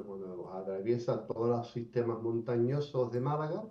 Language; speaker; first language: Spanish; native; Spanish